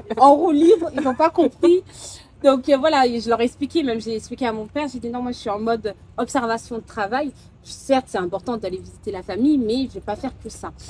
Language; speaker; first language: French; early bilingual, other home language; Soninke